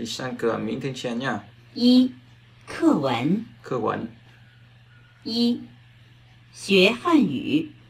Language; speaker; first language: Chinese; non-native, learner; Vietnamese